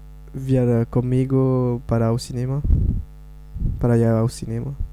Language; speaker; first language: Portuguese; non-native, learner; French